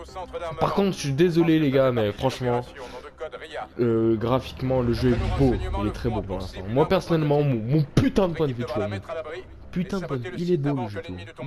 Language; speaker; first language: French; native; French